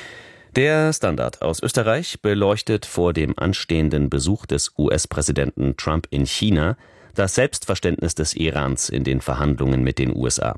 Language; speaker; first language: German; native; German